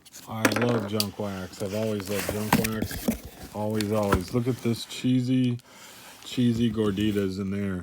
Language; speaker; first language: English; native; English